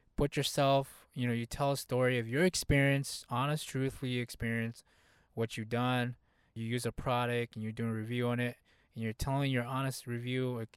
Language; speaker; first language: English; early bilingual, other home language; Hmong